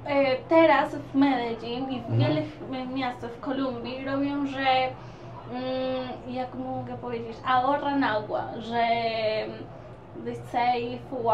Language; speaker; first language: Polish; non-native, learner; Spanish